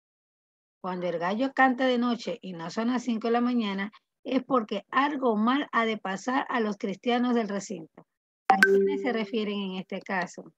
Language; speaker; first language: Spanish; native; Spanish